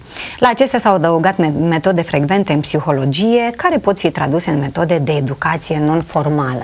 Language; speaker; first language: Romanian; native; Romanian